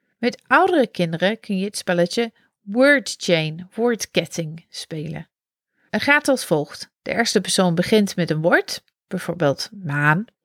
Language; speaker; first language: Dutch; non-native, fluent; English